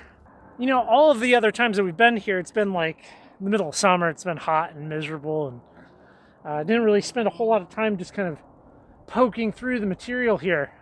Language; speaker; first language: English; native; English